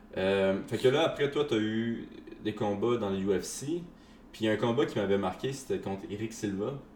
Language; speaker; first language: French; native; French